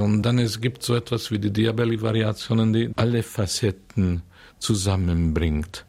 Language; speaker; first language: German; non-native, fluent; Hungarian